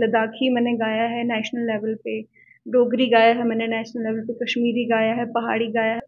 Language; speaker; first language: Hindi; non-native, local second language; Punjabi